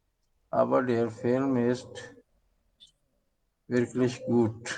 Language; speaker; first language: German; non-native, learner; Urdu